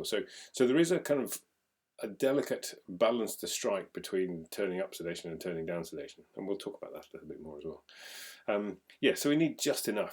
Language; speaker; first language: English; native; English